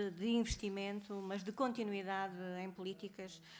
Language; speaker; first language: Portuguese; native; Portuguese